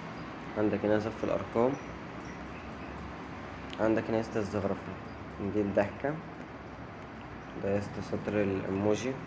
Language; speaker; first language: Arabic; native; Arabic